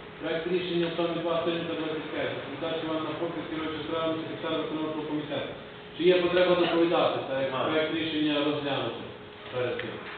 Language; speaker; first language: Ukrainian; native; Ukrainian